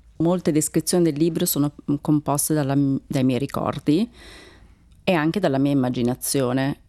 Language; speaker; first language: Italian; early bilingual, other home language; Turkish